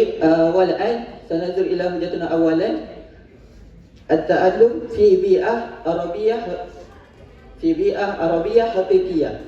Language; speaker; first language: Arabic; non-native, learner; Malay